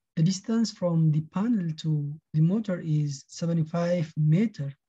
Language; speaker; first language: English; non-native, local second language; Amharic